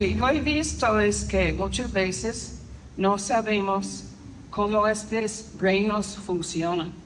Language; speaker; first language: Spanish; non-native, fluent; English